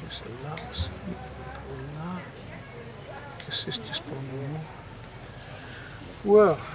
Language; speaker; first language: French; non-native, learner; English